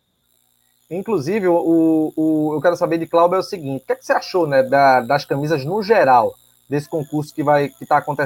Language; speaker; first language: Portuguese; native; Portuguese